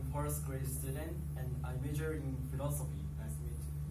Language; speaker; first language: English; non-native, learner; Japanese